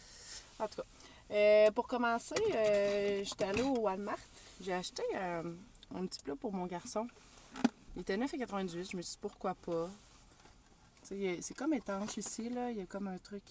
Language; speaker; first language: French; native; French